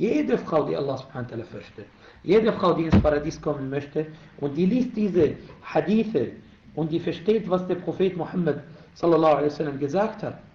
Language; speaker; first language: German; non-native, fluent; Arabic